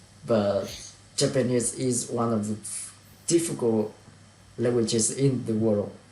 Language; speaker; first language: English; non-native, learner; Vietnamese